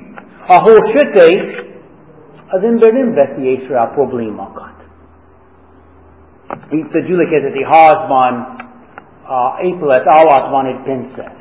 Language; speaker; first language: Hungarian; non-native, fluent; English